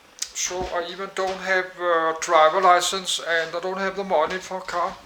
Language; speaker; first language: English; non-native, learner; Danish